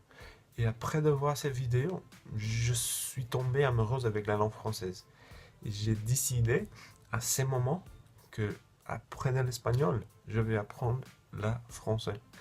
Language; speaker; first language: French; non-native, fluent; English